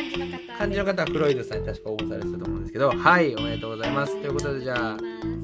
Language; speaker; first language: Japanese; native; Japanese